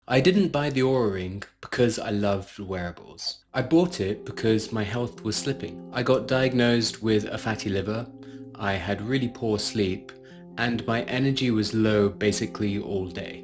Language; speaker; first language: English; native; English